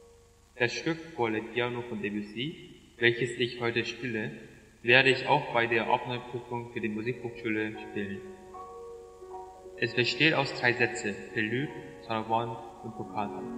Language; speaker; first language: German; non-native, fluent; Korean